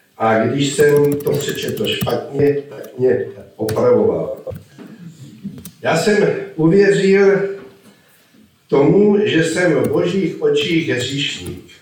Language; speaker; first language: Czech; native; Czech